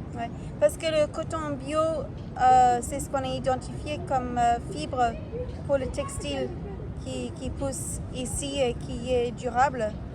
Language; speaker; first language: French; non-native, fluent; English